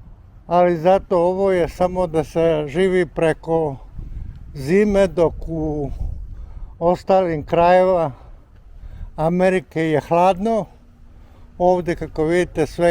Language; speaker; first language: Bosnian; non-native, local second language; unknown